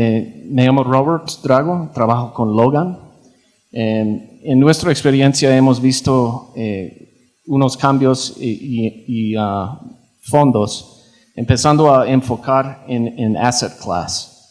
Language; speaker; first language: Spanish; non-native, fluent; English